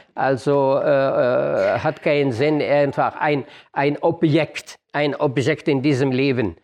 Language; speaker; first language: German; non-native, fluent; Arabic